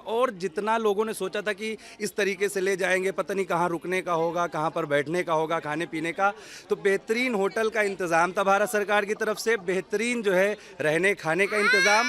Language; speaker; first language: Hindi; native; Hindi